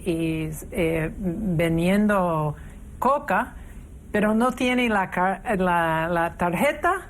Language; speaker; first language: Spanish; non-native, fluent; English